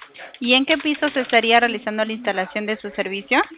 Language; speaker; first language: Spanish; native; Spanish